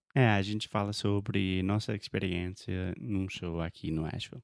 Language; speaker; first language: Portuguese; non-native, fluent; English